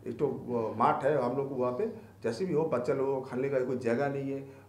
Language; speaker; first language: Hindi; non-native, local second language; Bangla